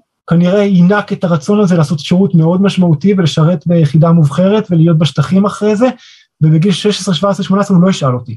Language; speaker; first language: Hebrew; native; Hebrew